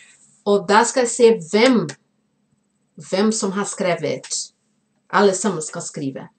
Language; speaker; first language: Norwegian; non-native, fluent; Portuguese